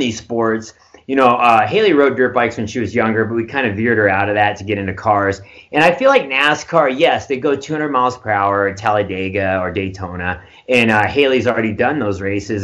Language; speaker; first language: English; native; English